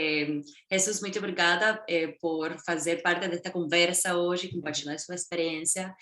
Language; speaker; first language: Portuguese; non-native, fluent; Spanish